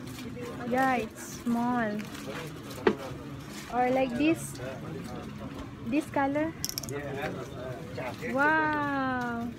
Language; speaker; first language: English; non-native, local second language; Filipino